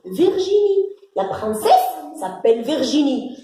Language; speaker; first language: French; non-native, local second language; Arabic